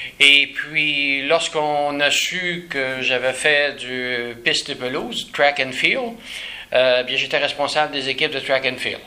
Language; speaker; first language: French; native; French